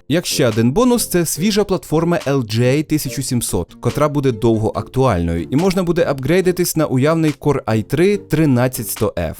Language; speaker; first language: Ukrainian; non-native, local second language; Russian